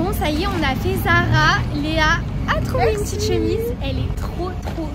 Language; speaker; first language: French; native; French